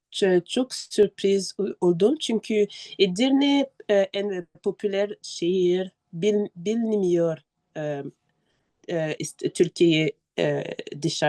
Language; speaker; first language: Turkish; non-native, learner; French